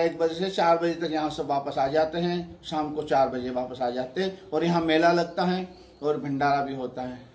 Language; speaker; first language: Hindi; non-native, local second language; Gujarati